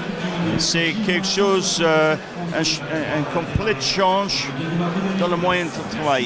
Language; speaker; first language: French; non-native, fluent; English